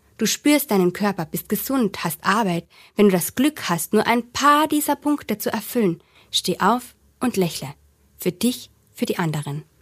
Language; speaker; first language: German; native; German